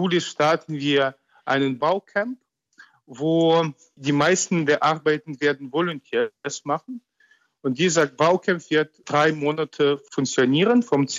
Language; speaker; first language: German; non-native, fluent; Ukrainian